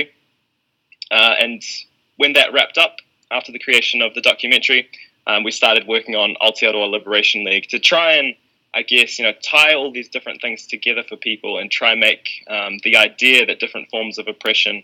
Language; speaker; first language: English; native; English